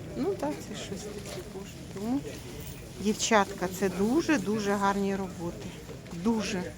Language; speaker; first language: Ukrainian; native; Ukrainian